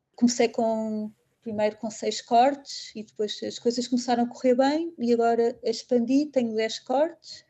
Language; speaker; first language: Portuguese; native; Portuguese